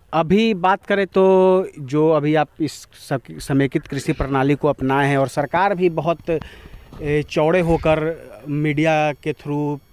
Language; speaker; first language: Hindi; native; Hindi